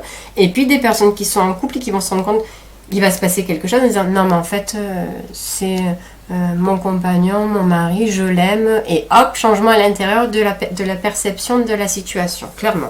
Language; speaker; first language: French; native; French